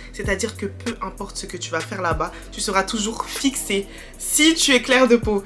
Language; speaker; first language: French; early bilingual, other home language; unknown